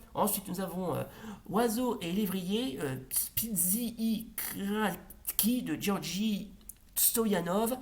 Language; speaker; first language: French; native; French